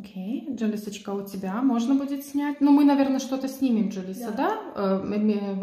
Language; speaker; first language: Russian; native; Russian